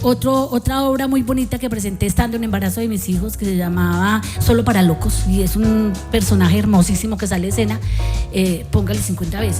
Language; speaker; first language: Spanish; native; Spanish